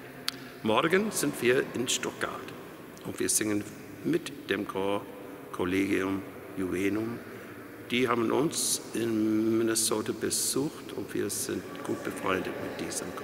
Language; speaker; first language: German; non-native, fluent; English